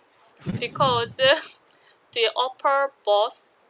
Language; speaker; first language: English; non-native, learner; Korean